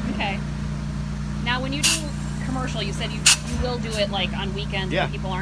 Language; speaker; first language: English; native; English